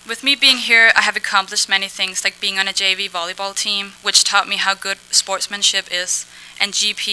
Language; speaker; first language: English; non-native, fluent; Danish